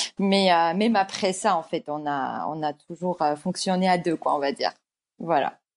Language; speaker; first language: French; early bilingual, other home language; Georgian